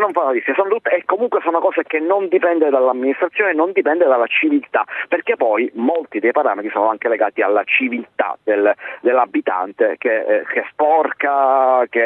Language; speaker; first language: Italian; native; Italian